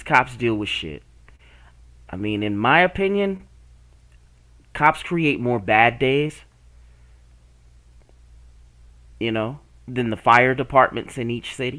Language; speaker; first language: English; native; English